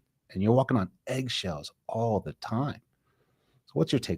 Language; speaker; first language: English; native; English